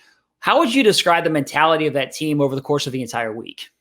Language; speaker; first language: English; native; English